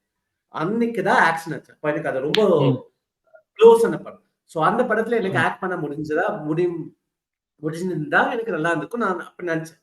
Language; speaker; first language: Tamil; early bilingual, heritage; Tamil